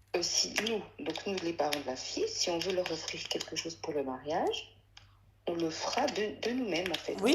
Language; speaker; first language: French; early bilingual, other home language; Arabic